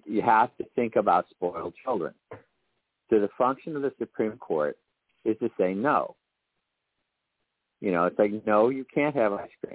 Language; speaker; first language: English; native; English